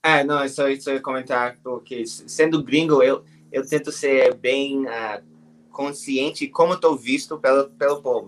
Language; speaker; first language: Portuguese; non-native, learner; English